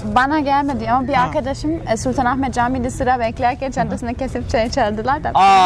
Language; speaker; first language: Turkish; non-native, fluent; German